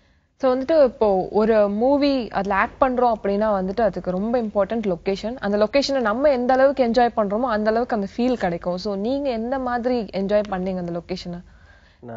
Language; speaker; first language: Tamil; native; Tamil